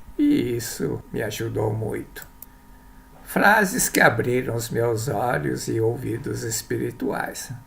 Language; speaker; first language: Portuguese; early bilingual, other home language; Japanese